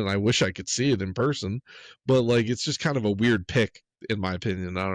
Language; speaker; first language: English; native; English